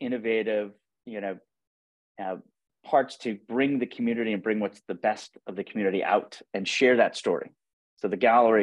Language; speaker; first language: English; native; English